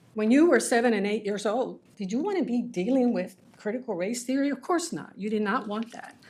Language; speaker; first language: English; early bilingual, other home language; Spanish